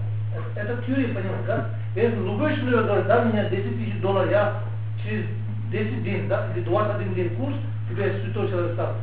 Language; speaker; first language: Russian; non-native, learner; Tibetan